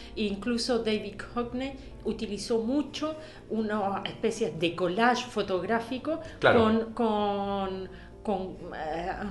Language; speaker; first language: Spanish; native; Spanish